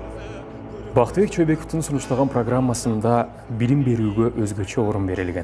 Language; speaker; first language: Kyrgyz; native; Kyrgyz